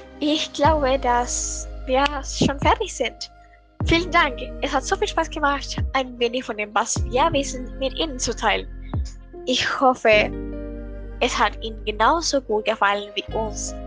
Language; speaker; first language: German; non-native, learner; Spanish